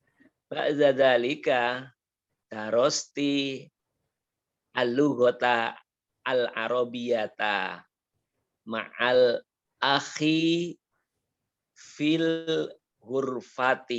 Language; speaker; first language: Arabic; non-native, learner; Indonesian